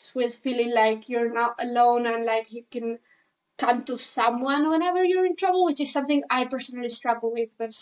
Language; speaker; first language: English; non-native, fluent; Spanish